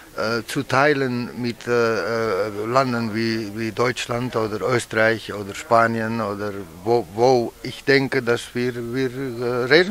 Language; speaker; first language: German; non-native, learner; Dutch